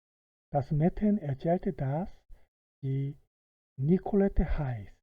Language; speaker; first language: German; non-native, fluent; Korean